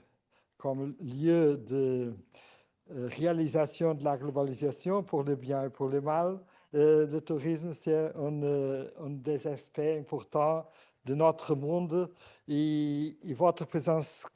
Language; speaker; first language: French; non-native, fluent; Portuguese